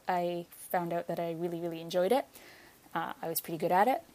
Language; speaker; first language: English; non-native, fluent; Arabic